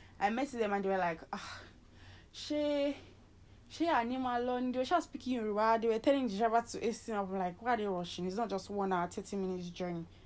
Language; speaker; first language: English; native; English